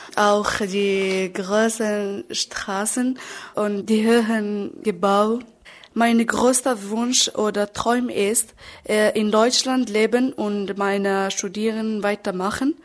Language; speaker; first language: German; non-native, learner; Arabic